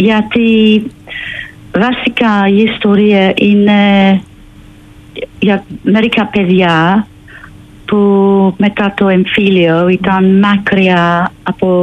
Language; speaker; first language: Greek; non-native, learner; English